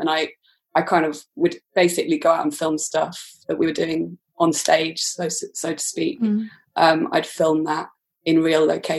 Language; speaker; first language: English; native; English